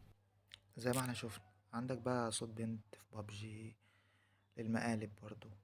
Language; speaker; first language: Arabic; native; Arabic